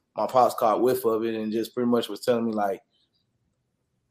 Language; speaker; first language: English; native; English